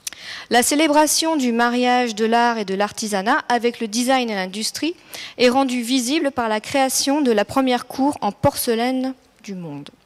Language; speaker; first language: French; native; French